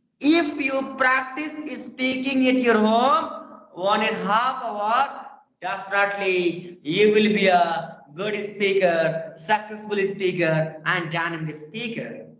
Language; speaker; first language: English; non-native, learner; Bhojpuri